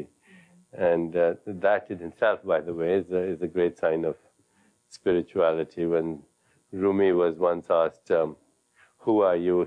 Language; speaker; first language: English; non-native, local second language; Hindi